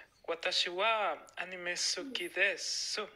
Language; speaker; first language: Japanese; non-native, learner; Spanish